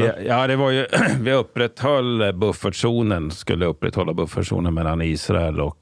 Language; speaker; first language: Swedish; native; Swedish